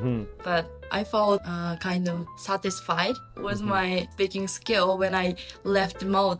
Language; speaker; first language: English; non-native, learner; Japanese